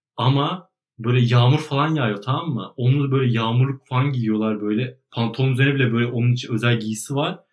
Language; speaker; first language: Turkish; native; Turkish